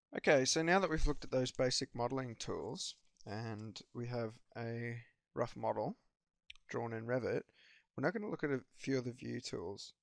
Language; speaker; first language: English; native; English